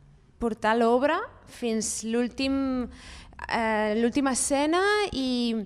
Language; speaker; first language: Catalan; non-native, fluent; Spanish